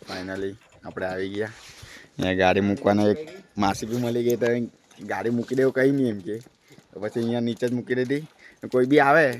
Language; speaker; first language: Gujarati; native; Gujarati